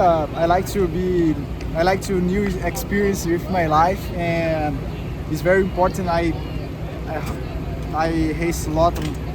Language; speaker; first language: English; non-native, learner; Portuguese